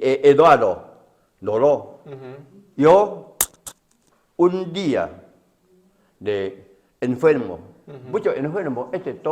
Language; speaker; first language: Spanish; non-native, learner; Chinese